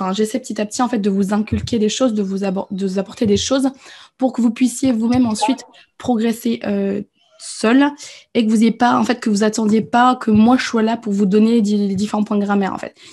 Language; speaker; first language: French; native; French